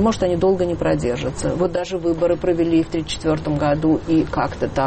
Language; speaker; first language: Russian; native; Russian